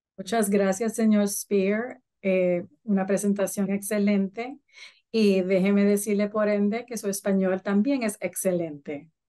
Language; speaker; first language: Spanish; early bilingual, heritage; Spanish